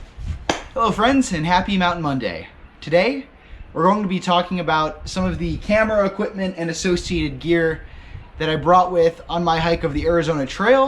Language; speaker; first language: English; native; English